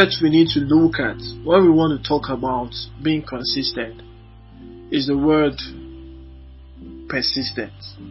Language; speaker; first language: English; non-native, local second language; Yoruba